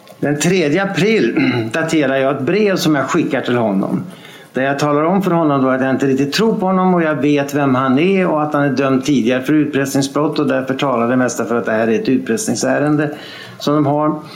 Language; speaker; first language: Swedish; native; Swedish